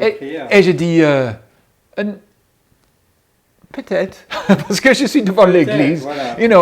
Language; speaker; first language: French; non-native, fluent; English